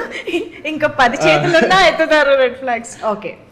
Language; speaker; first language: Telugu; native; Telugu